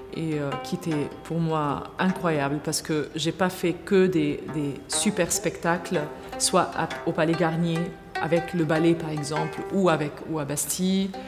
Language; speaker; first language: French; non-native, fluent; Arabic